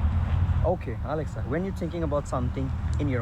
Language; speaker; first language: English; non-native, learner; Indonesian